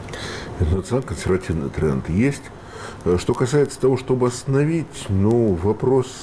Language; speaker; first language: Russian; native; Russian